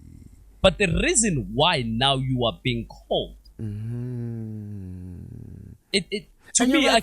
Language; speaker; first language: English; non-native, local second language; Zulu